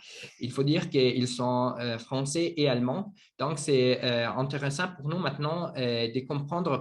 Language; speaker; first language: French; non-native, learner; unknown